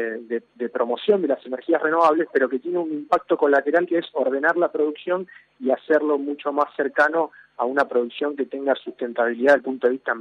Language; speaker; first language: Spanish; native; Spanish